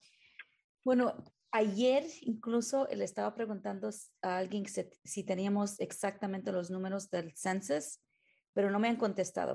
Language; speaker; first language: Spanish; early bilingual, heritage; Spanish